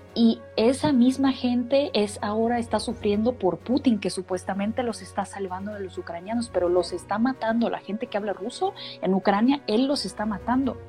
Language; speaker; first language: Spanish; non-native, fluent; Russian